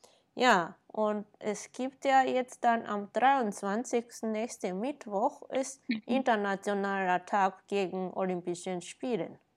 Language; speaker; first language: German; non-native, fluent; Japanese